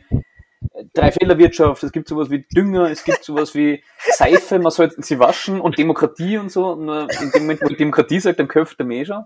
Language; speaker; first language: German; native; German